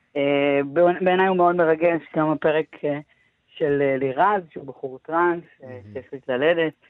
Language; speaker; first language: Hebrew; native; Hebrew